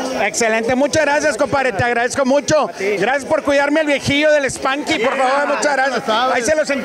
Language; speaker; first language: Spanish; native; Spanish